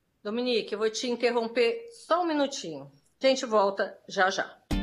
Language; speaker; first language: Portuguese; native; Portuguese